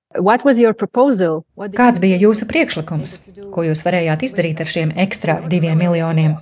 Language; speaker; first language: Latvian; native; Latvian